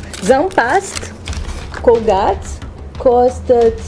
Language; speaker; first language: German; non-native, learner; Portuguese